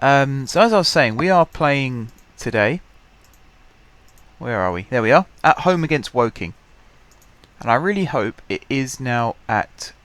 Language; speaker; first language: English; native; English